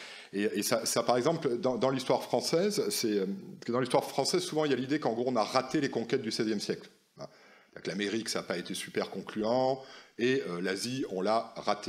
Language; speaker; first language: French; native; French